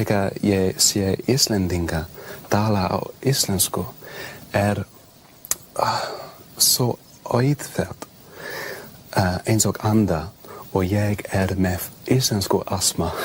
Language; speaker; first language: Icelandic; non-native, learner; English